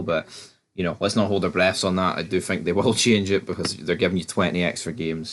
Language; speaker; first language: English; native; English